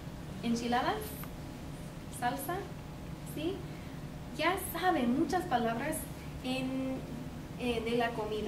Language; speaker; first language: Spanish; non-native, fluent; English